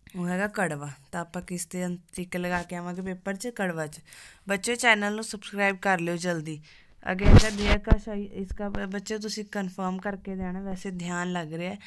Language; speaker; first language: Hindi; non-native, local second language; Punjabi